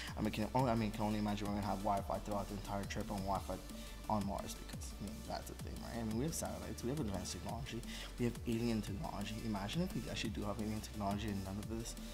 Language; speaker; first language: English; native; English